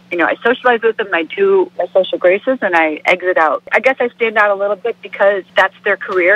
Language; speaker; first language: English; native; English